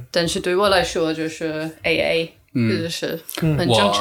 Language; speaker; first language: Chinese; non-native, learner; English